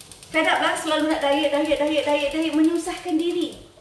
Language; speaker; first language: Malay; non-native, local second language; Tamil